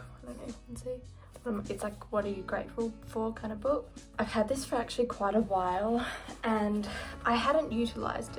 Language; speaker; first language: English; native; English